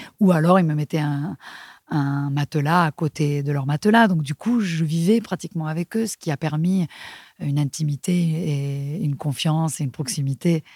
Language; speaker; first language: French; non-native, fluent; Spanish